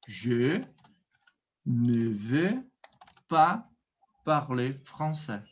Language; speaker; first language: French; non-native, fluent; Portuguese